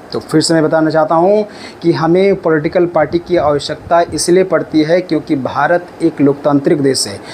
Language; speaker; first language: Hindi; native; Hindi